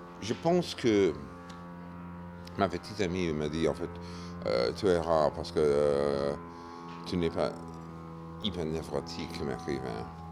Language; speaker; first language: French; non-native, fluent; English